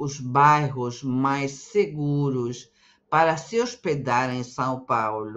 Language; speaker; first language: Portuguese; non-native, fluent; Spanish